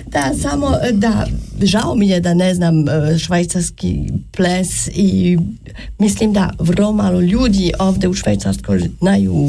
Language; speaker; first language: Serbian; non-native, fluent; German